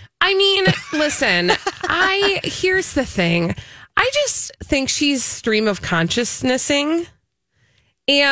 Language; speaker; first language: English; native; English